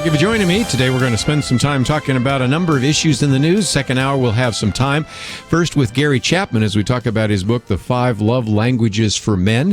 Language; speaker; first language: English; native; English